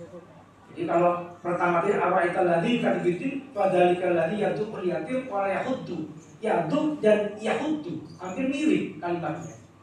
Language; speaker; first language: Indonesian; native; Indonesian